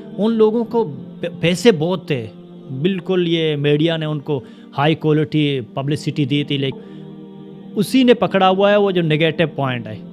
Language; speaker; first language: Urdu; non-native, local second language; Baluchi